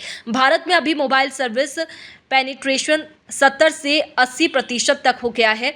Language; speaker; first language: Hindi; native; Hindi